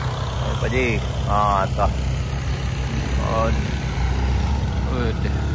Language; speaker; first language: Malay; non-native, local second language; Minangkabau